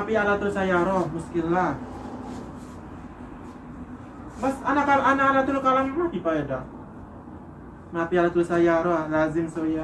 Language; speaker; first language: Arabic; non-native, learner; Indonesian